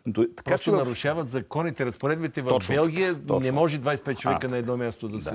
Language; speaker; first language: Bulgarian; native; Bulgarian